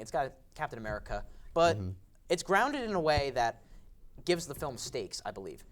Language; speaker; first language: English; native; English